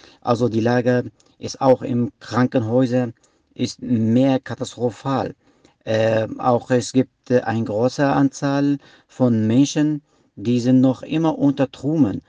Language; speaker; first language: German; non-native, learner; Kurdish